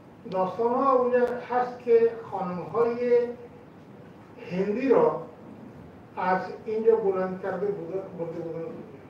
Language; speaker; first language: Persian; non-native, fluent; Hindi